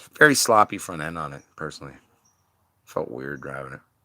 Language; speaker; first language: English; native; English